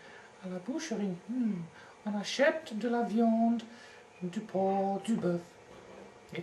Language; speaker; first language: French; non-native, learner; English